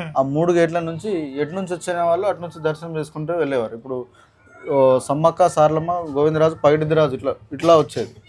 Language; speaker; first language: Telugu; non-native, local second language; Koya